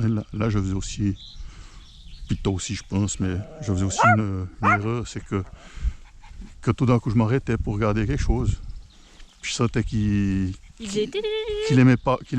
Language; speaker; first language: French; native; French